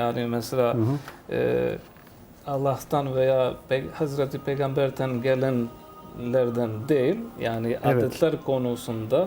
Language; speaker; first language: Turkish; non-native, fluent; Albanian